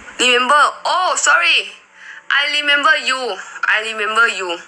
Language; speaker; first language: English; non-native, learner; Thai